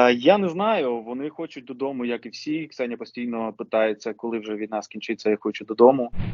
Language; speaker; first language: Ukrainian; non-native, local second language; Russian